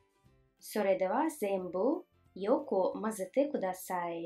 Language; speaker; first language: Japanese; non-native, fluent; Russian